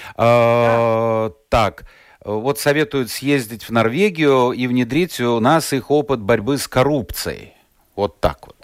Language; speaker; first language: Russian; native; Russian